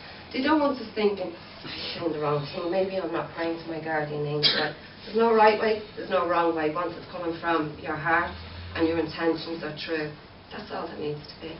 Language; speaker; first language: English; native; English